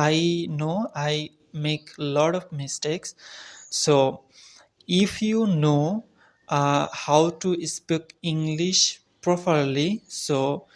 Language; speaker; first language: English; non-native, learner; Bangla